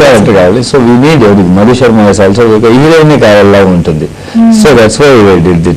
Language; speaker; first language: Telugu; non-native, learner; Tamil